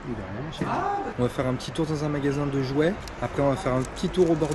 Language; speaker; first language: French; native; French